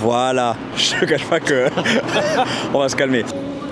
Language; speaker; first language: French; native; French